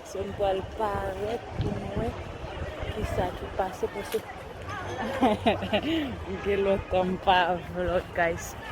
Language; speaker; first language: French; non-native, learner; Haitian Creole